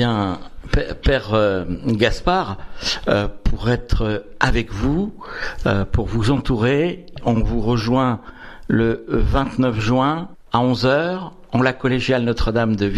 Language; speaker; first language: French; native; French